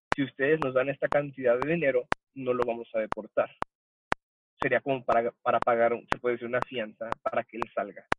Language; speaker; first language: Spanish; early bilingual, heritage; Spanish